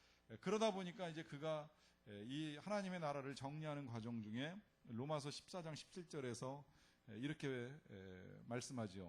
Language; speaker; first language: Korean; native; Korean